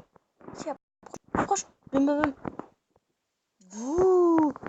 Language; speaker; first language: French; native; French